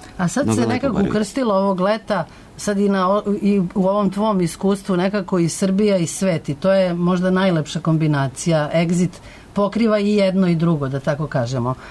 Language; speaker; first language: Serbian; native; Serbian